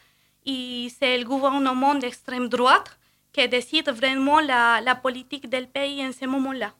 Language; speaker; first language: French; non-native, fluent; Spanish